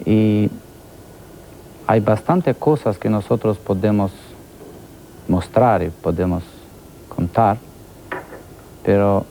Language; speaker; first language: Spanish; non-native, fluent; Albanian